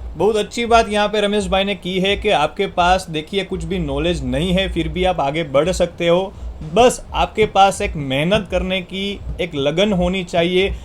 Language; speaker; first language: Hindi; non-native, local second language; Gujarati